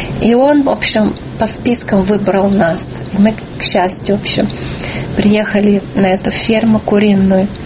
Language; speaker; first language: Russian; early bilingual, heritage; Russian